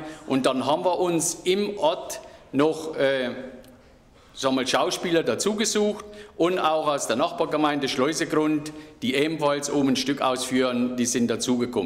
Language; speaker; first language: German; native; German